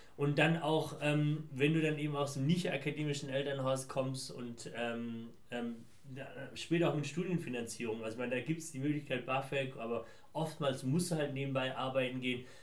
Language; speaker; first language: German; early bilingual, other home language; Persian